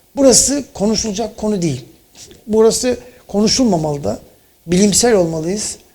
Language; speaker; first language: Turkish; native; Turkish